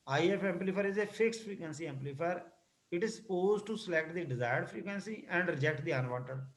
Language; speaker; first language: English; non-native, local second language; Punjabi